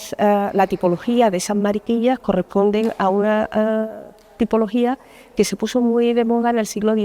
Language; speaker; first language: Spanish; native; Spanish